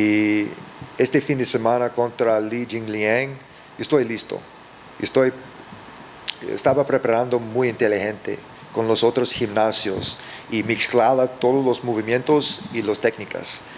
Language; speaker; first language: Spanish; early bilingual, heritage; English